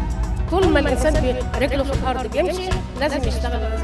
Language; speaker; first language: Arabic; native; Arabic